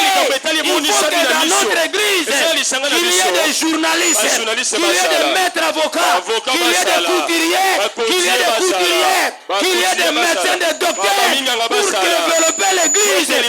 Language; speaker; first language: French; non-native, local second language; Lingala